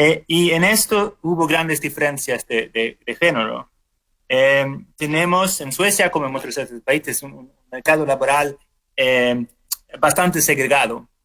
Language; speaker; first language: Spanish; non-native, fluent; Swedish